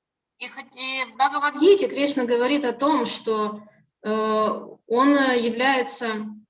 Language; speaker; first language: Russian; native; Russian